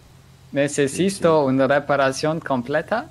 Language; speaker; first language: Spanish; non-native, learner; English